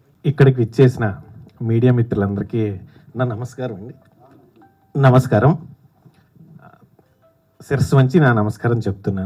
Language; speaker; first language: Telugu; native; Telugu